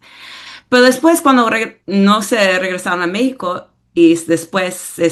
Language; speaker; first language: Spanish; early bilingual, heritage; English